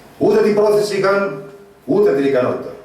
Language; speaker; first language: Greek; native; Greek